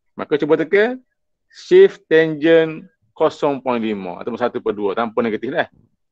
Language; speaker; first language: Malay; native; Malay